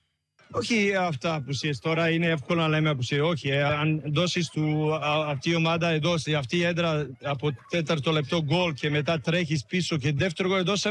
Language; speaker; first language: Greek; non-native, learner; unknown